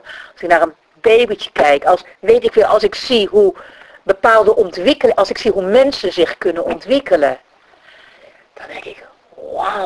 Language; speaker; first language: Dutch; native; Dutch